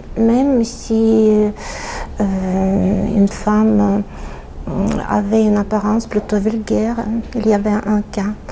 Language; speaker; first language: French; non-native, fluent; Russian